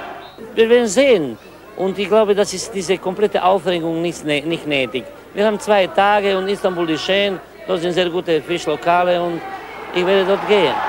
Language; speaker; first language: German; non-native, fluent; Croatian